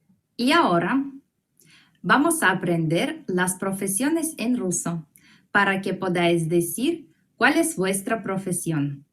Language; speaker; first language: Spanish; non-native, fluent; Russian